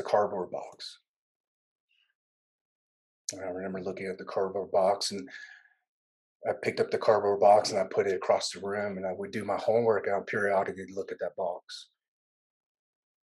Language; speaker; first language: English; early bilingual, other home language; Vietnamese